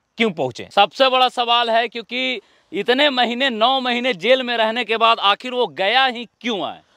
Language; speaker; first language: Hindi; native; Hindi